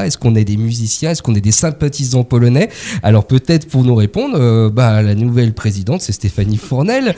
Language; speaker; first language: French; native; French